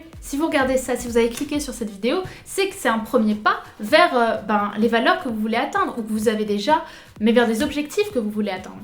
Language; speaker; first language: French; native; French